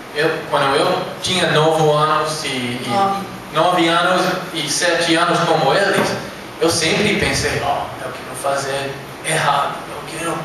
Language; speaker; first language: Portuguese; non-native, learner; English